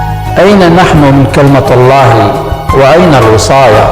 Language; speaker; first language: Arabic; native; Arabic